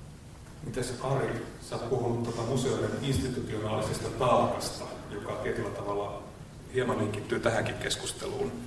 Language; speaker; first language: Finnish; native; Finnish